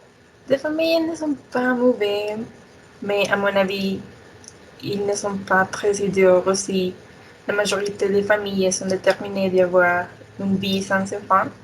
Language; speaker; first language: French; non-native, learner; Spanish